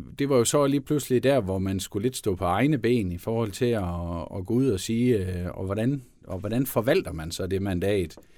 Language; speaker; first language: Danish; native; Danish